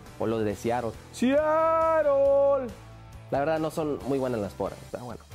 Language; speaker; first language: Spanish; early bilingual, heritage; Spanish